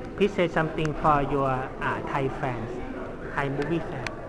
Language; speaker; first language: English; non-native, learner; Thai